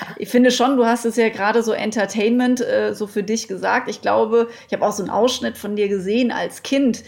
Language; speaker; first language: German; native; German